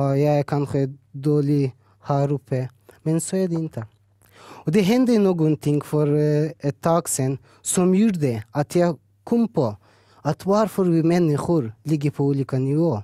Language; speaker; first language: Swedish; early bilingual, other home language; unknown